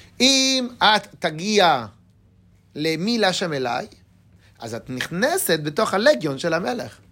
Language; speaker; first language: Hebrew; non-native, fluent; French